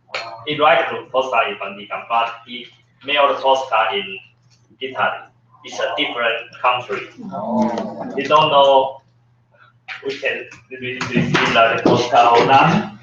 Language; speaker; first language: English; non-native, learner; Chinese